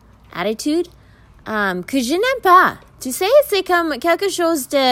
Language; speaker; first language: French; non-native, learner; English